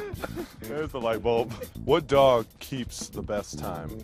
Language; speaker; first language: English; native; English